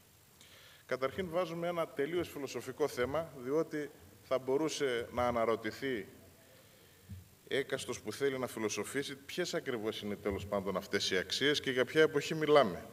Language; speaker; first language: Greek; native; Greek